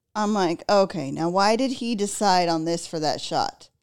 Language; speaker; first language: English; native; English